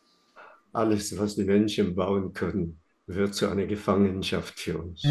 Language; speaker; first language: German; non-native, fluent; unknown